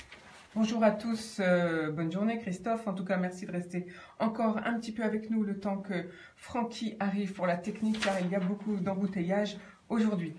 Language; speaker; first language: French; native; French